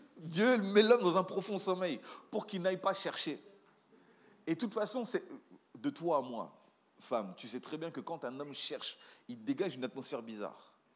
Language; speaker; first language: French; native; French